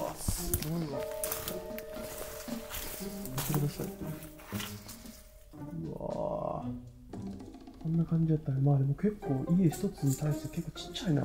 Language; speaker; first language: Japanese; native; Japanese